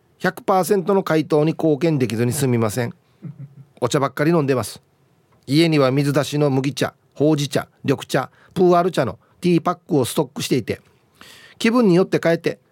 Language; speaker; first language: Japanese; native; Japanese